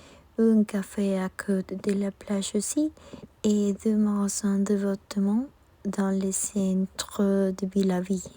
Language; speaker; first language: French; non-native, learner; Spanish